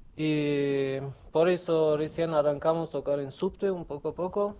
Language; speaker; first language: Spanish; non-native, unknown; Kurdish